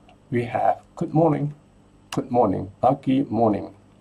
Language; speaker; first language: English; non-native, fluent; Indonesian